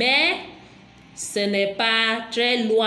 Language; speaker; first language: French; non-native, fluent; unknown